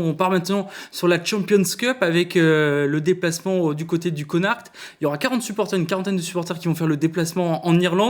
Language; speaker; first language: French; native; French